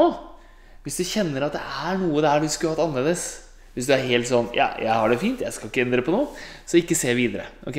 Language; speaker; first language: Norwegian; native; Norwegian